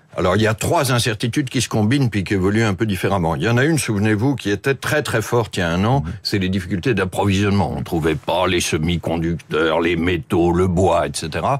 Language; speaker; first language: French; native; French